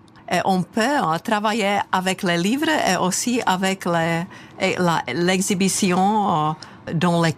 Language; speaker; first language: French; non-native, fluent; Czech